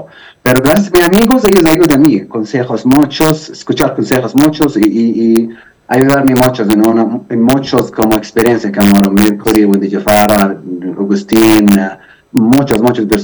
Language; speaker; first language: Spanish; non-native, learner; Arabic